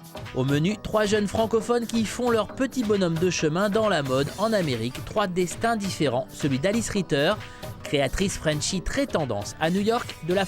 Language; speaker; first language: French; native; French